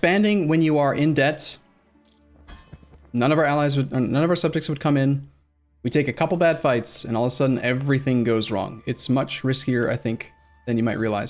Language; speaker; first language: English; native; English